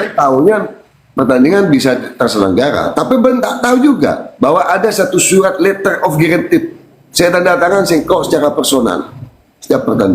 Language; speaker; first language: Indonesian; non-native, local second language; Madurese